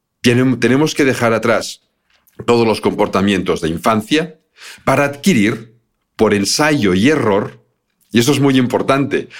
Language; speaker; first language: Spanish; native; Spanish